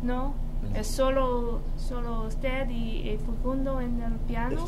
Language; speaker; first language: Spanish; non-native, fluent; English